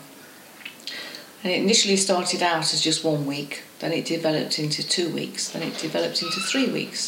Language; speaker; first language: English; non-native, local second language; Estonian